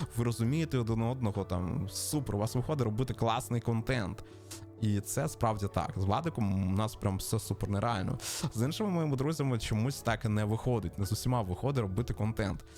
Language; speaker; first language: Ukrainian; native; Ukrainian